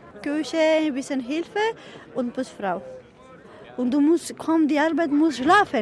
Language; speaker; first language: German; non-native, learner; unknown